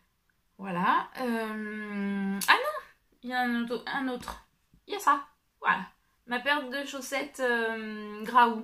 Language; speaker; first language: French; native; French